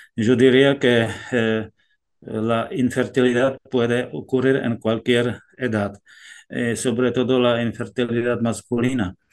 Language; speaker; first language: Spanish; non-native, fluent; Czech